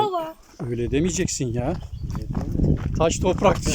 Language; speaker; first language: Turkish; native; Turkish